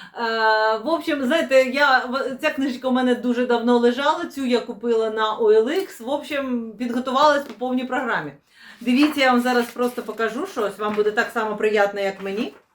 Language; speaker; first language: Ukrainian; non-native, local second language; Russian